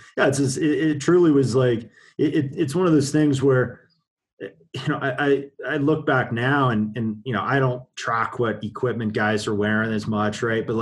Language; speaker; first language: English; native; English